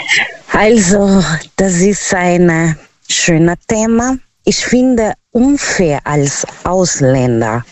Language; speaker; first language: German; non-native, local second language; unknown